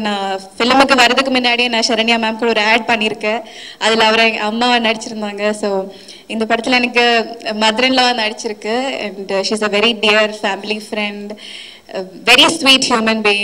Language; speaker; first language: Tamil; non-native, fluent; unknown